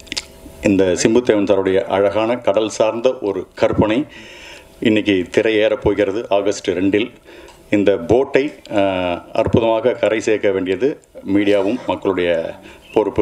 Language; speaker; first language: Tamil; native; Tamil